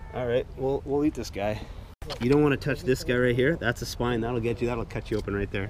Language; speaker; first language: English; native; English